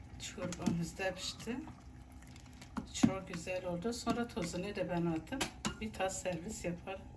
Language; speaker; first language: Turkish; native; Turkish